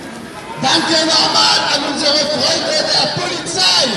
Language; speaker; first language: German; non-native, fluent; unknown